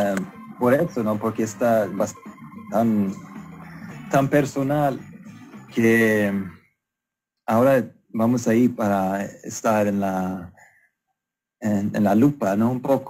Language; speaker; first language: Spanish; non-native, fluent; Swedish